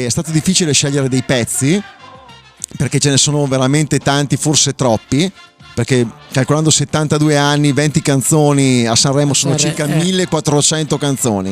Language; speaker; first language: Italian; native; Italian